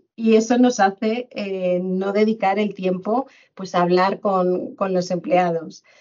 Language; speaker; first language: Spanish; native; Spanish